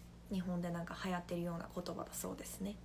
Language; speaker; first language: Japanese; non-native, fluent; Korean